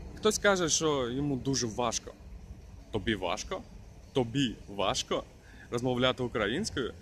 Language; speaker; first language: Ukrainian; non-native, local second language; Russian